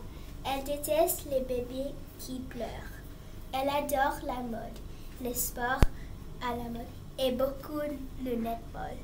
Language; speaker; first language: French; non-native, learner; English